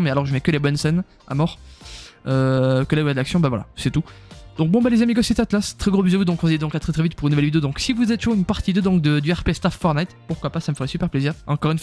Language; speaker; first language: French; native; French